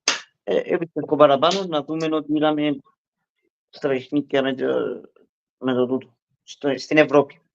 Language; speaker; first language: Greek; early bilingual, heritage; Greek